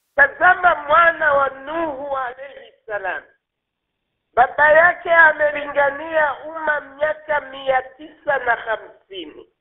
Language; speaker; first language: Swahili; non-native, local second language; Rundi